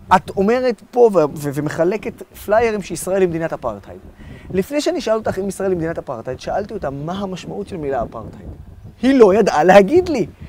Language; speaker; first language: Hebrew; non-native, local second language; Arabic